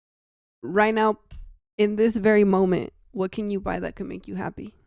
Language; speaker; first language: English; native; English